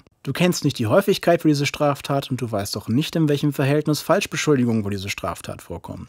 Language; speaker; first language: German; native; German